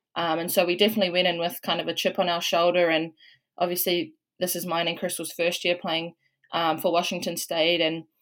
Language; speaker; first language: English; native; English